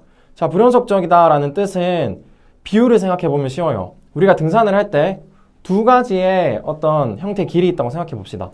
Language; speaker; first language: Korean; native; Korean